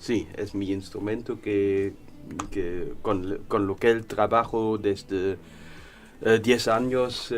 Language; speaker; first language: Spanish; non-native, learner; German